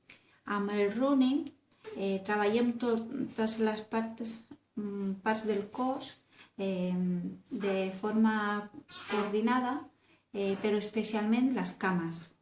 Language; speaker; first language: Catalan; non-native, learner; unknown